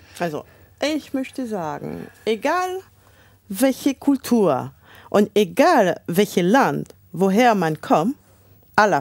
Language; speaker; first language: German; non-native, fluent; French